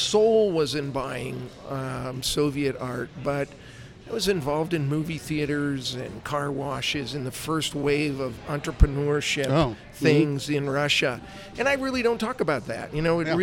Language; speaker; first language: English; native; English